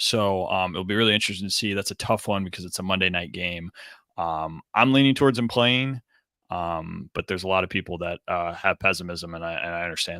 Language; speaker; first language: English; native; English